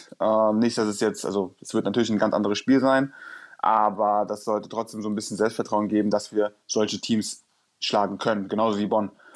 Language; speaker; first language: German; native; German